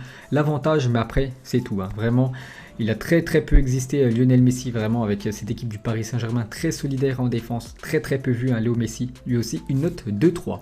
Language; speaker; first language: French; native; French